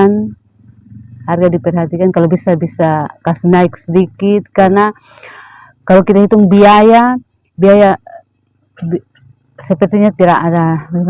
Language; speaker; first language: Indonesian; non-native, local second language; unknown